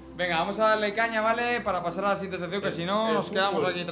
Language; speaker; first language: Spanish; native; Spanish